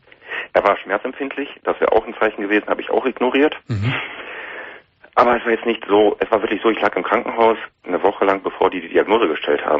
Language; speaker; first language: German; native; German